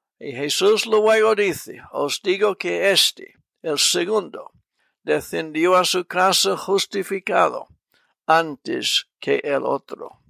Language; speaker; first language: Spanish; non-native, fluent; English